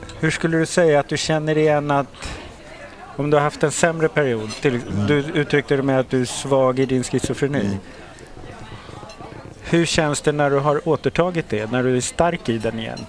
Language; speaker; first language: Swedish; native; Swedish